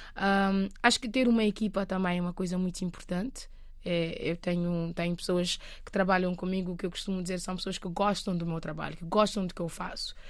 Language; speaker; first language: Portuguese; non-native, local second language; Kabuverdianu